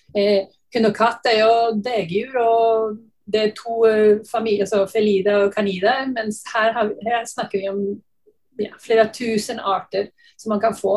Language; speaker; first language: Norwegian; non-native, fluent; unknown